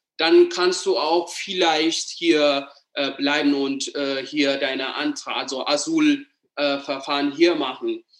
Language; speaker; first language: German; non-native, learner; Amharic